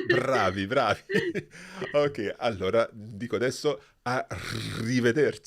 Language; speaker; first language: Italian; non-native, fluent; English